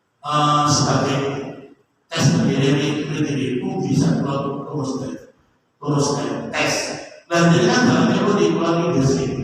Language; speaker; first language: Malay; non-native, local second language; Javanese